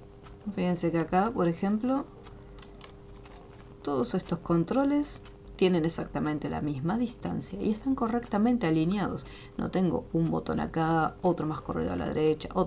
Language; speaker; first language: Spanish; native; Spanish